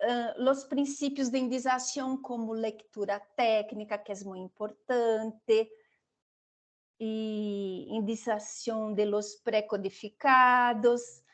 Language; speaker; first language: Spanish; non-native, fluent; Portuguese